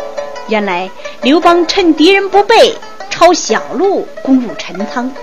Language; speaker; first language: Chinese; native; Chinese